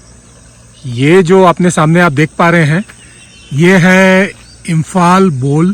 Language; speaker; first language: Hindi; native; Hindi